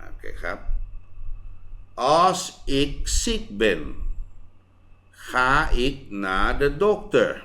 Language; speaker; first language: Dutch; non-native, fluent; Thai